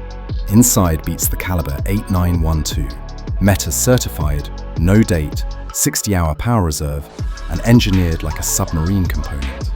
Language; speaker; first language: English; native; English